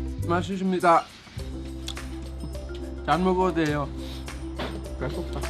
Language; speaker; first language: Korean; non-native, learner; Vietnamese